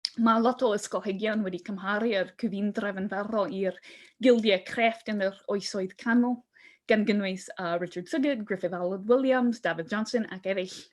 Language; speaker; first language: Welsh; non-native, fluent; English